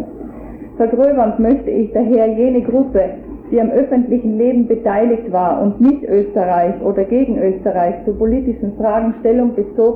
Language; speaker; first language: German; native; German